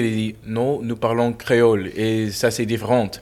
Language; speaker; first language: French; non-native, fluent; English